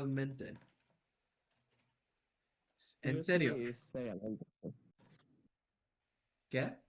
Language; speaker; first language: Spanish; non-native, learner; English